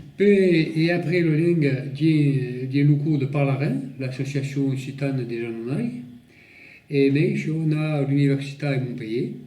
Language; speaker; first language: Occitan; native; Occitan